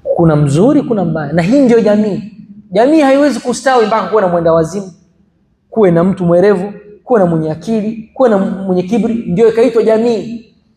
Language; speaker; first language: Swahili; native; Swahili